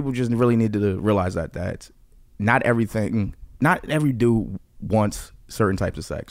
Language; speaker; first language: English; native; English